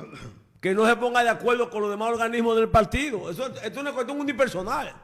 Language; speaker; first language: Spanish; native; Spanish